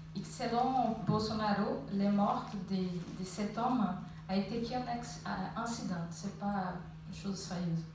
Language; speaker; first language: French; non-native, fluent; Portuguese